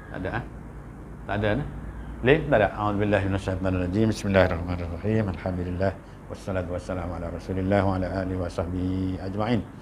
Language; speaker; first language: Malay; native; Malay